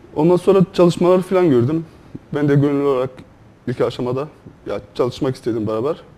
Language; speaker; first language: Turkish; non-native, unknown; Arabic